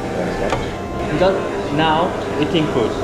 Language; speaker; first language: English; non-native, learner; Korean